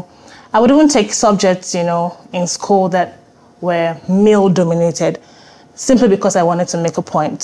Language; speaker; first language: English; non-native, local second language; Yoruba